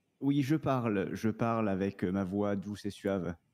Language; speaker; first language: French; native; French